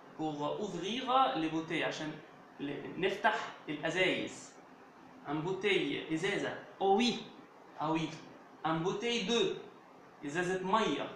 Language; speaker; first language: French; non-native, fluent; Arabic